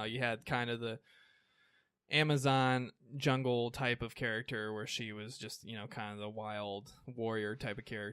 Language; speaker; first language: English; native; English